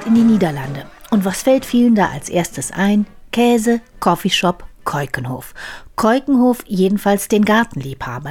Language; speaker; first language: German; native; German